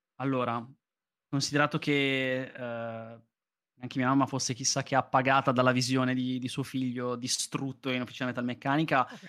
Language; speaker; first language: Italian; native; Italian